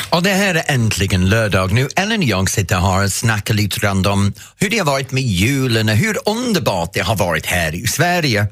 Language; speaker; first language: Swedish; non-native, fluent; English